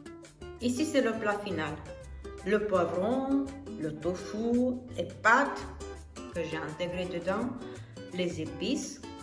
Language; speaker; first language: French; non-native, fluent; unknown